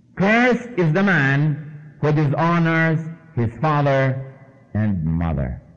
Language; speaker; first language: English; non-native, local second language; Filipino